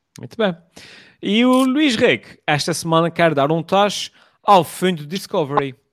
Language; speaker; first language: Portuguese; native; Portuguese